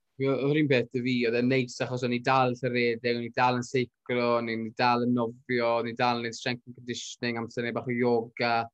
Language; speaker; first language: Welsh; native; Welsh